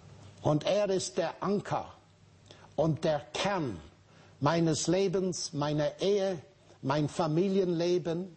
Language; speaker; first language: German; non-native, fluent; English